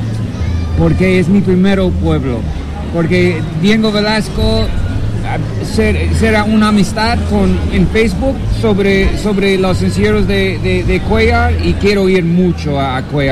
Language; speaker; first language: Spanish; non-native, learner; English